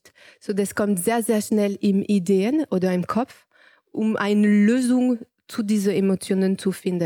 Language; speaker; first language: German; non-native, fluent; French